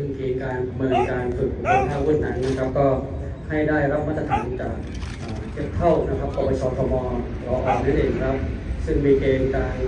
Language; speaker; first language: Thai; native; Thai